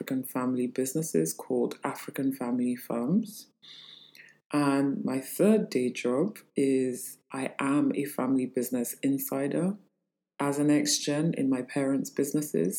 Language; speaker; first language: English; native; English